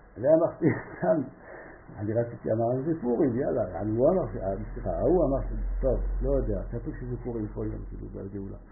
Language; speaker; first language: Hebrew; non-native, fluent; French